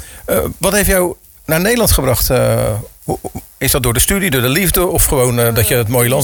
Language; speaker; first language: Dutch; native; Dutch